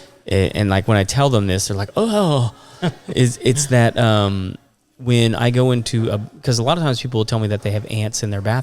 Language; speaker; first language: English; native; English